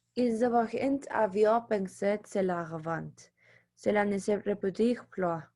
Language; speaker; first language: French; non-native, learner; Spanish